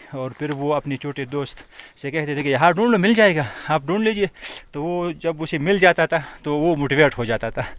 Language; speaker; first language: Hindi; non-native, fluent; Pashto